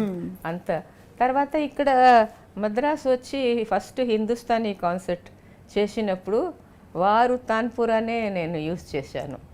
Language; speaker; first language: Telugu; non-native, local second language; Tamil